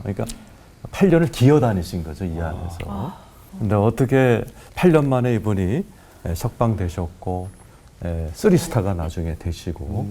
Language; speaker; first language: Korean; native; Korean